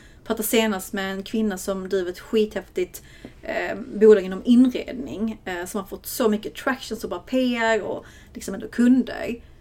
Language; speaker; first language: Swedish; native; Swedish